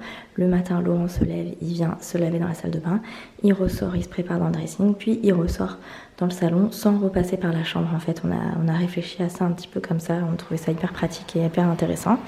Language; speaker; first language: French; native; French